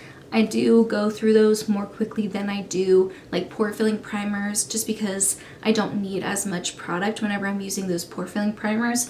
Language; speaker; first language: English; native; English